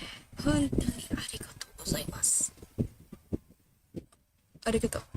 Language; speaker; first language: Japanese; non-native, learner; Filipino